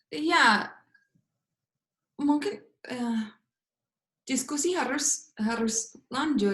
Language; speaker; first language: Indonesian; non-native, fluent; English